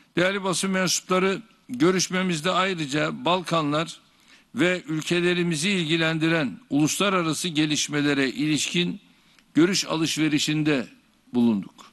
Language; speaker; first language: Turkish; native; Turkish